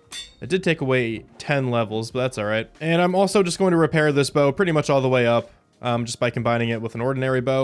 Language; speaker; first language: English; native; English